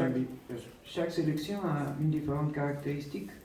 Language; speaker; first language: French; non-native, fluent; Spanish